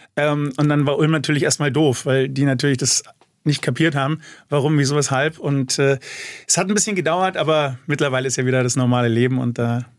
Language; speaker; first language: German; native; German